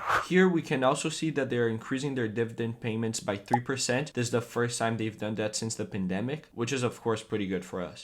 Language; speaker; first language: English; non-native, fluent; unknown